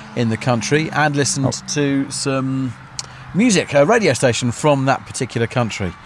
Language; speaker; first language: English; native; English